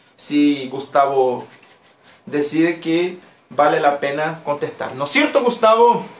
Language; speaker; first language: Spanish; non-native, fluent; Portuguese